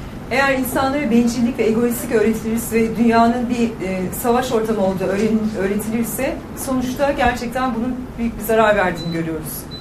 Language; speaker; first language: Turkish; native; Turkish